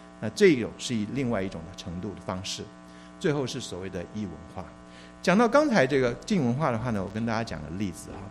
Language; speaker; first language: Chinese; native; Chinese